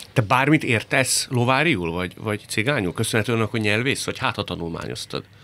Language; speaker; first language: Hungarian; native; Hungarian